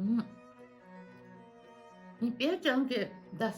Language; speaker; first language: Italian; non-native, fluent; Japanese